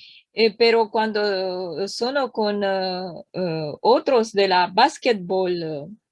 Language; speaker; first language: Spanish; non-native, learner; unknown